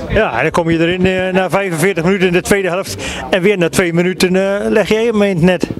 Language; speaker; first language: Dutch; native; Dutch